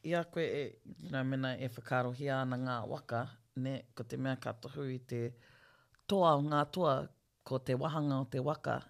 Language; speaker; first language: Māori; non-native, local second language; English